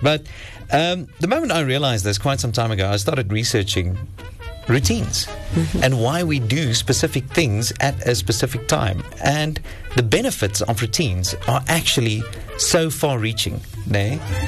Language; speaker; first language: English; non-native, local second language; Afrikaans